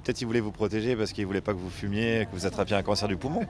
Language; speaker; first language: French; native; French